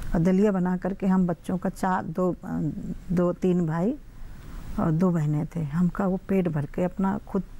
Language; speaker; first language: Hindi; native; Hindi